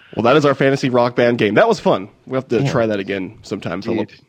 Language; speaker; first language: English; native; English